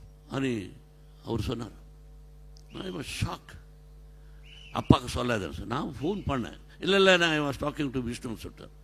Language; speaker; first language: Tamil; non-native, learner; Telugu